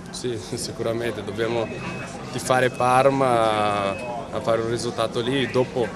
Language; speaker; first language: Italian; non-native, fluent; Portuguese